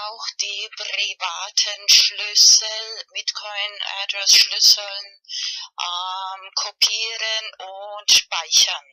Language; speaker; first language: German; non-native, learner; Spanish